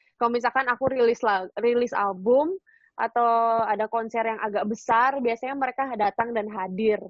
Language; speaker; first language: Indonesian; native; Indonesian